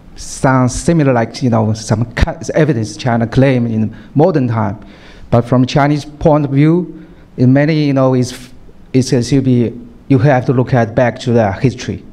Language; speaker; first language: English; non-native, fluent; Chinese